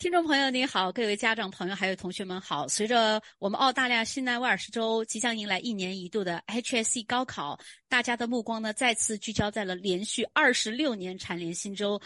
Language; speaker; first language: Chinese; native; Chinese